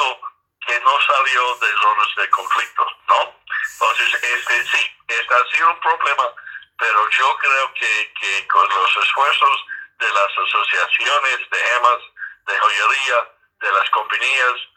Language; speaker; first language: Spanish; non-native, fluent; English